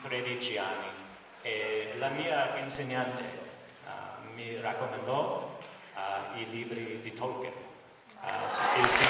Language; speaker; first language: Italian; non-native, learner; English